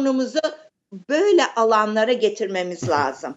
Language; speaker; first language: Turkish; early bilingual, heritage; Turkish